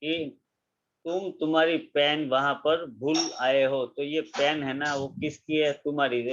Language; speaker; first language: Hindi; non-native, local second language; Gujarati